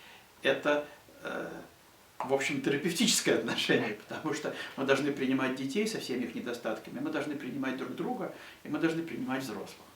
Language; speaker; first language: Russian; native; Russian